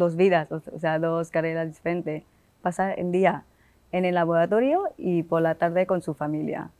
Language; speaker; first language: Spanish; non-native, fluent; Vietnamese